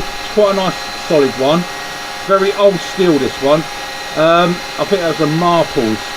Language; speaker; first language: English; native; English